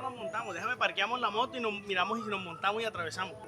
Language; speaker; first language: Spanish; native; Spanish